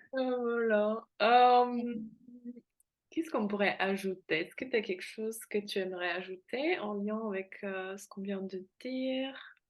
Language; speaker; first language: French; non-native, fluent; Slovak